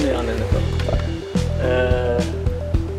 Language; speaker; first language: Polish; non-native, local second language; Rusyn